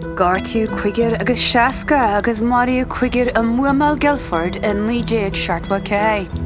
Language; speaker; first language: Irish; native; Irish